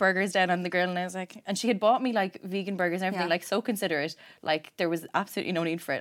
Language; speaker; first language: English; native; English